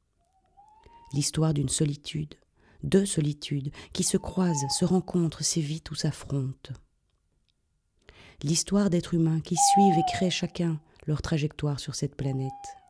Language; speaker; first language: French; native; French